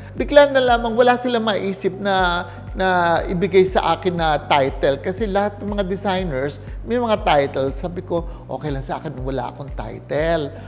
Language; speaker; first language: Filipino; native; Filipino